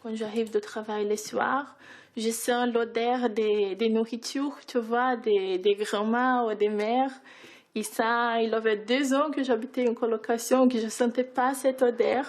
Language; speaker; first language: French; non-native, fluent; Portuguese